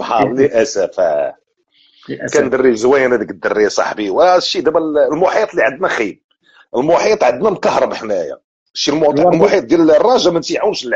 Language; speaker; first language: Arabic; native; Arabic